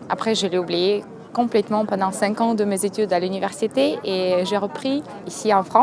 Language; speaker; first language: French; non-native, fluent; Romanian